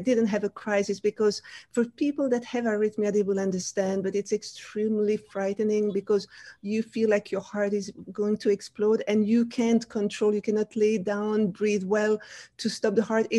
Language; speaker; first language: English; non-native, fluent; French